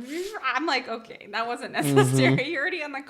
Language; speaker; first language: English; native; English